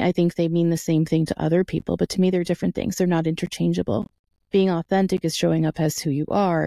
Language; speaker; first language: English; native; English